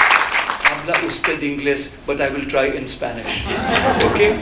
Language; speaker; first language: Spanish; non-native, learner; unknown